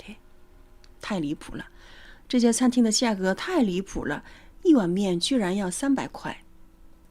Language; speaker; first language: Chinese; native; Chinese